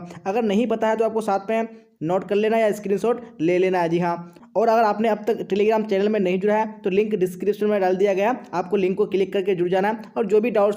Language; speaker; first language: Hindi; native; Hindi